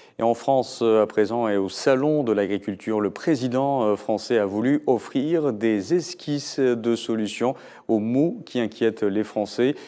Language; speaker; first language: French; non-native, local second language; Arabic